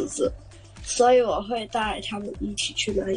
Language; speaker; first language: Chinese; non-native, local second language; Cantonese